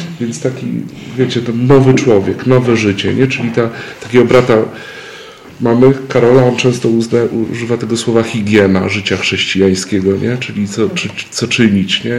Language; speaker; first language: Polish; native; Polish